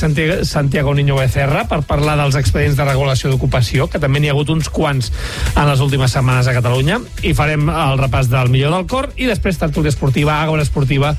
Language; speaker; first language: Catalan; native; Catalan